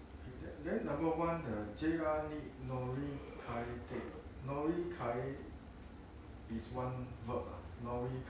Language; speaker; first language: Japanese; non-native, learner; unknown